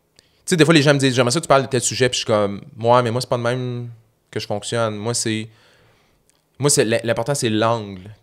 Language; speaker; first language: French; native; French